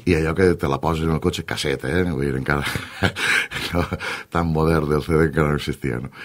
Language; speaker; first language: Catalan; native; Catalan